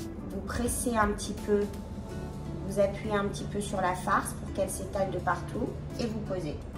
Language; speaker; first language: French; native; French